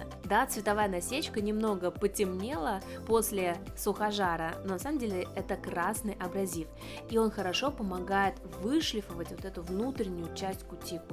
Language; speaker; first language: Russian; native; Russian